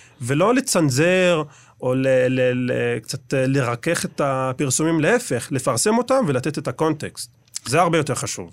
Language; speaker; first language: Hebrew; non-native, local second language; Arabic